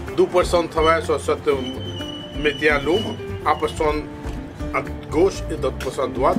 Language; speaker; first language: French; non-native, fluent; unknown